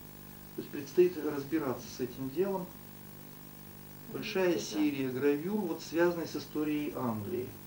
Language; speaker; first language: Russian; native; Russian